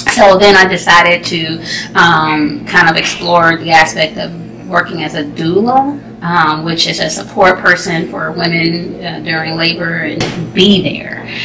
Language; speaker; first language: English; native; English